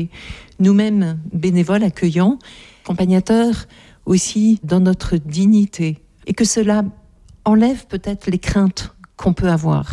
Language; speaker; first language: French; native; French